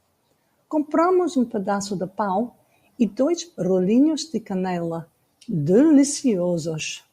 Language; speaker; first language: Portuguese; non-native, learner; English